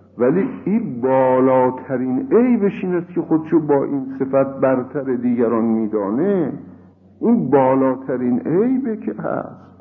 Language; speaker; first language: Persian; native; Persian